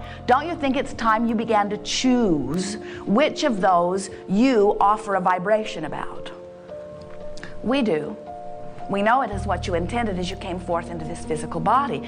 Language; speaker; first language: English; native; English